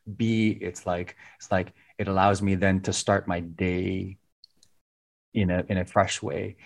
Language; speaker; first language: English; non-native, local second language; Filipino